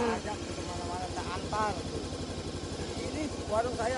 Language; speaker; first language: Indonesian; non-native, local second language; Balinese